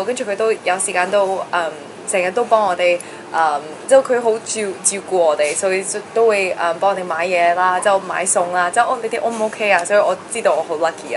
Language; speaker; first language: Cantonese; early bilingual, heritage; Cantonese